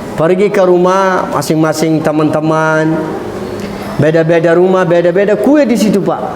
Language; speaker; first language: Malay; non-native, fluent; Arabic